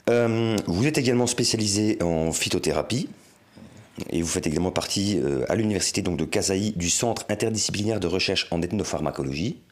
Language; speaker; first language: French; native; French